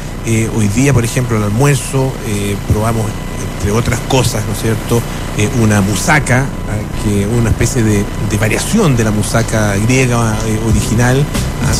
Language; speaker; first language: Spanish; native; Spanish